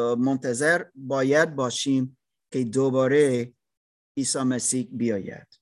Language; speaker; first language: Persian; non-native, fluent; English